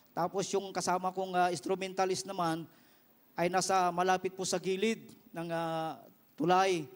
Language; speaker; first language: Filipino; non-native, local second language; Iloko